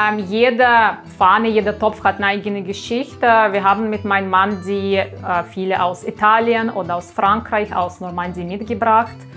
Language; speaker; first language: German; non-native, fluent; Russian